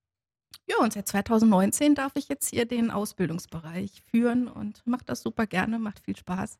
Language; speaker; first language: German; native; German